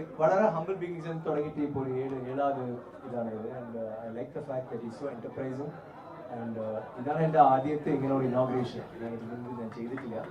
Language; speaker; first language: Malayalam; non-native, learner; Tamil